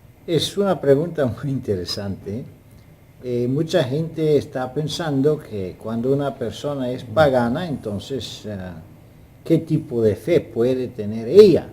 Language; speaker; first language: Spanish; non-native, fluent; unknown